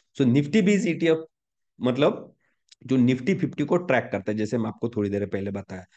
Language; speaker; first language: Hindi; non-native, local second language; Marathi